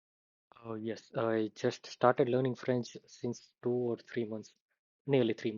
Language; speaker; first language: English; non-native, fluent; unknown